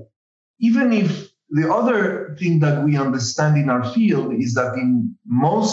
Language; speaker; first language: English; non-native, fluent; Spanish